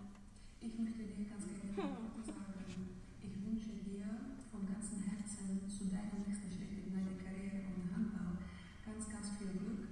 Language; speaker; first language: German; non-native, fluent; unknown